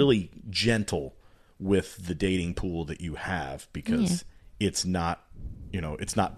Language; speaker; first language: English; native; English